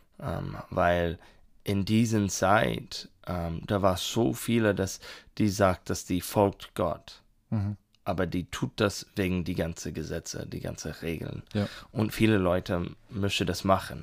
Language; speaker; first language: German; non-native, learner; English